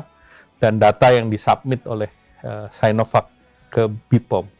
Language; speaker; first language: Indonesian; native; Indonesian